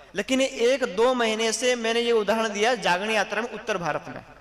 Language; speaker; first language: Hindi; non-native, local second language; Gujarati